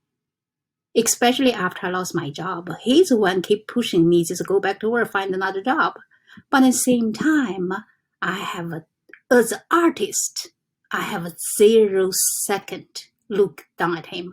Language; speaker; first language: English; non-native, fluent; Chinese